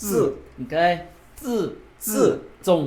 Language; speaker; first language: Chinese; non-native, learner; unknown